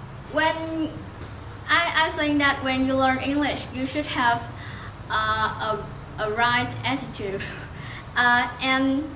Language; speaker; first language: English; non-native, learner; Vietnamese